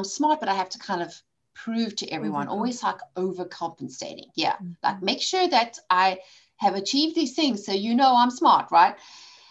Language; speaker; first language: English; native; English